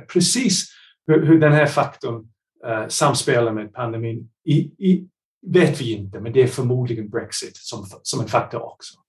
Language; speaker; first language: Swedish; non-native, fluent; English